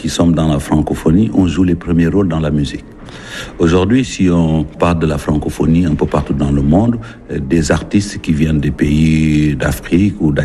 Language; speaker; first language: French; non-native, local second language; Wolof